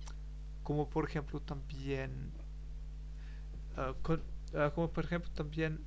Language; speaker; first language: Spanish; non-native, learner; German